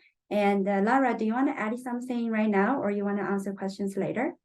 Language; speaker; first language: English; non-native, fluent; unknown